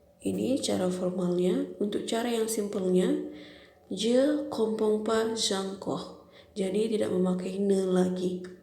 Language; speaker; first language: Indonesian; native; Indonesian